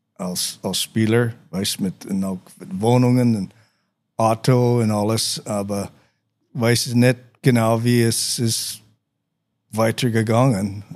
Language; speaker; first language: German; non-native, learner; English